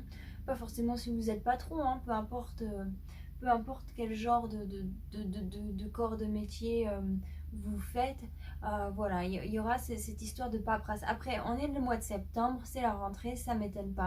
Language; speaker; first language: French; native; French